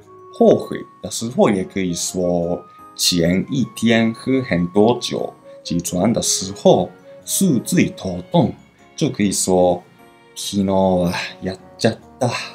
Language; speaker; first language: Chinese; non-native, fluent; Japanese